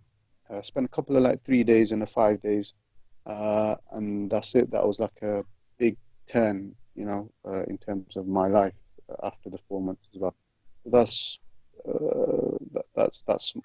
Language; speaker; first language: English; native; English